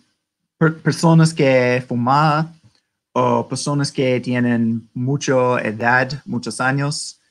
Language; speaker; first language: Spanish; non-native, learner; English